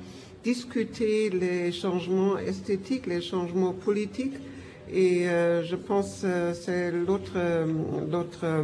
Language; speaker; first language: French; non-native, fluent; German